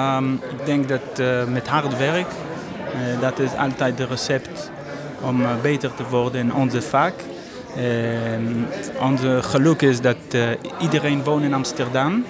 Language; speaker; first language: Dutch; non-native, learner; Hebrew